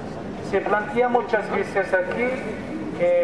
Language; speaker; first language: Spanish; non-native, fluent; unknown